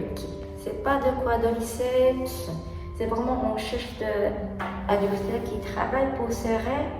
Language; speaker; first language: French; non-native, learner; Japanese